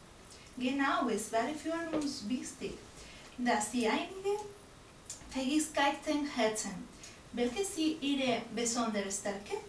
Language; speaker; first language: German; non-native, learner; Spanish